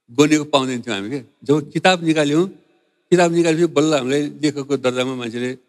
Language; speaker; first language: Nepali; non-native, local second language; Newari